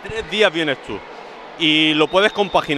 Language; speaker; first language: Spanish; native; Spanish